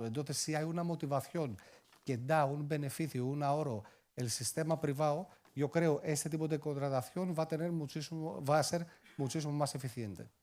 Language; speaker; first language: Spanish; non-native, fluent; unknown